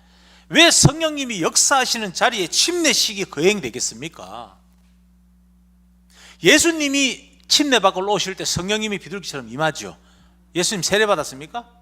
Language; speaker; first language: Korean; native; Korean